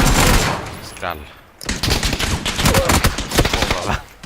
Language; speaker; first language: Swedish; native; Swedish